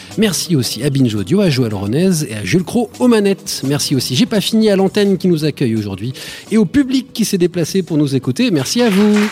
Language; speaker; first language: French; native; French